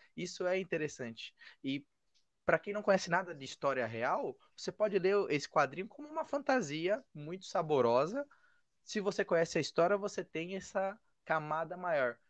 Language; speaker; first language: Portuguese; native; Portuguese